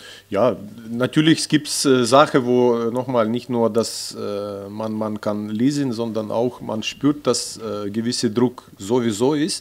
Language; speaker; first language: German; non-native, fluent; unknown